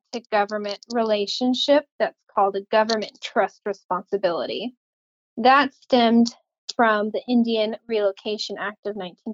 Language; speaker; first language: English; native; English